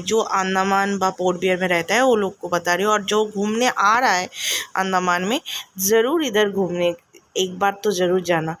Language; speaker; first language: Hindi; non-native, local second language; Bangla